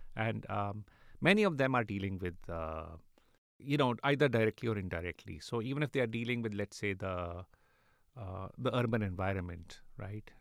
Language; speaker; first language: English; non-native, local second language; Urdu